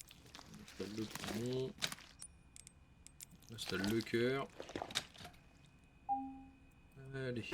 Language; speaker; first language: French; native; French